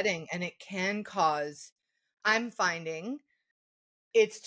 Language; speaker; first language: English; native; English